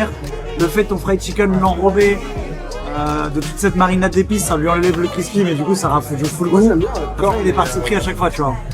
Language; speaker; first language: French; native; French